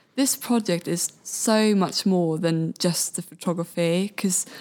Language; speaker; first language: English; non-native, fluent; Swedish